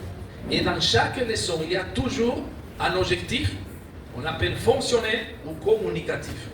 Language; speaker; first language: French; non-native, fluent; Spanish